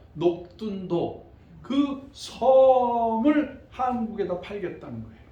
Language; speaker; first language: Korean; native; Korean